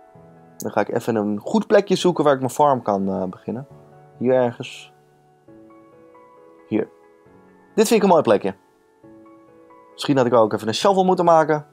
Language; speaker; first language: Dutch; native; Dutch